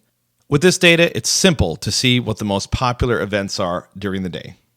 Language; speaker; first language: English; native; English